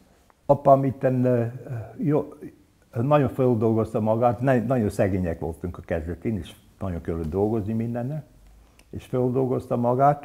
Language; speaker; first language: Hungarian; early bilingual, heritage; Hungarian